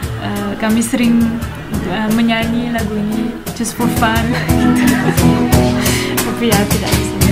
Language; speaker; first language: Indonesian; non-native, fluent; French